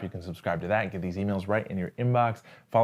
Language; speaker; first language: English; native; English